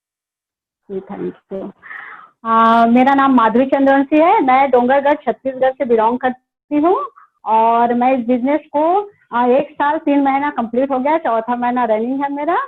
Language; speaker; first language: Hindi; native; Hindi